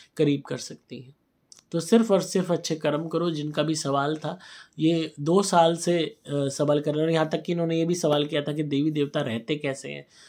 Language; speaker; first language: Hindi; native; Hindi